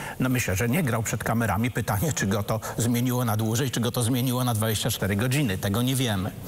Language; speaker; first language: Polish; native; Polish